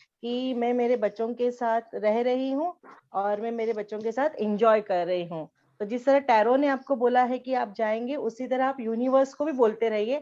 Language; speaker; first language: Hindi; native; Hindi